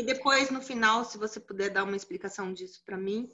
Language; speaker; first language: Portuguese; native; Portuguese